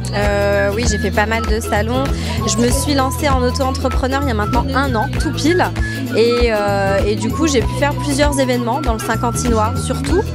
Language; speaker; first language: French; native; French